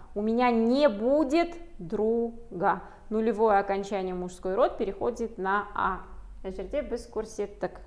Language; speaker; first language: Russian; non-native, local second language; Kazakh